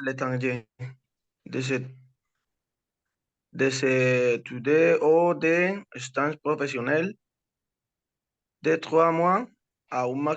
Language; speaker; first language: French; non-native, learner; Spanish